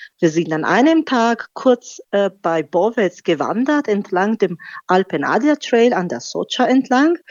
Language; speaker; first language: German; native; German